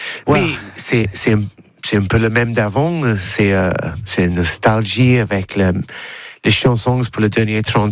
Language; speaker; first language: French; non-native, learner; English